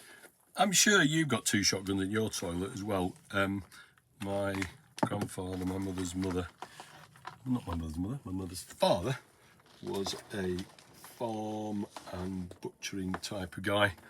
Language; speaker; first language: English; native; English